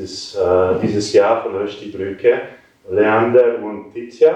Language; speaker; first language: German; non-native, local second language; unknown